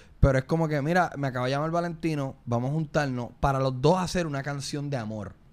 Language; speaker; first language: Spanish; native; Spanish